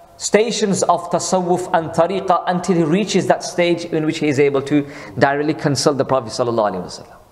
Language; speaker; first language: English; early bilingual, other home language; Hindi